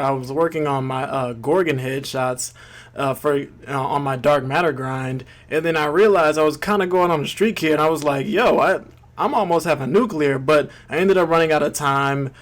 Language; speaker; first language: English; native; English